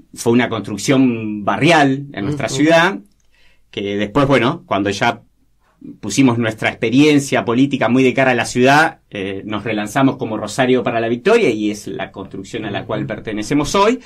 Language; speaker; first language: Spanish; native; Spanish